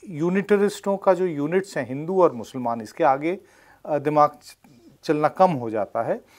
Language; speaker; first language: Hindi; non-native, local second language; Bangla